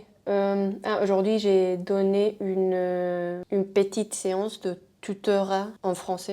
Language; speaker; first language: French; non-native, fluent; Spanish